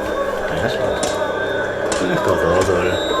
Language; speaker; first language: German; native; German